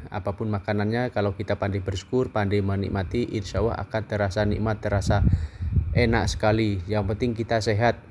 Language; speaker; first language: Indonesian; non-native, local second language; Javanese